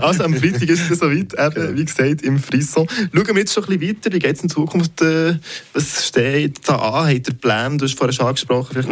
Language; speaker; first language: German; native; German